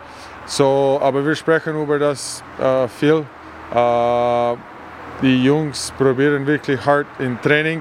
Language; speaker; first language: German; non-native, learner; English